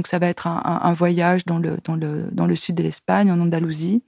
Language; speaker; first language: French; native; French